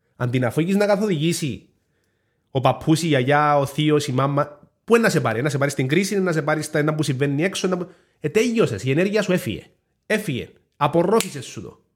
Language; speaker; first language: Greek; native; Greek